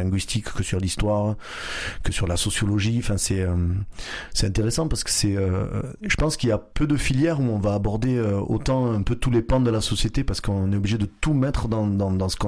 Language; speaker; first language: French; non-native, local second language; Dutch